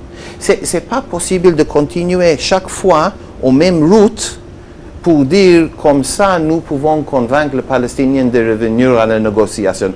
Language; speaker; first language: French; non-native, learner; Hebrew